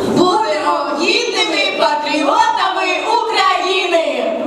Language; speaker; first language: Ukrainian; native; Ukrainian